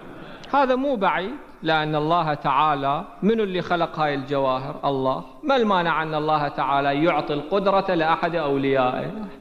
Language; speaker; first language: Arabic; native; Arabic